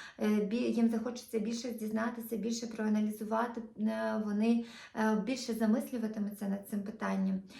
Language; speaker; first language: Ukrainian; native; Ukrainian